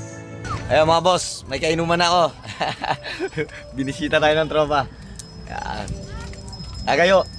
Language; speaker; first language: Filipino; native; Filipino